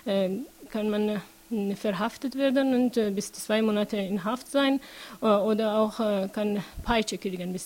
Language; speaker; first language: German; non-native, learner; Persian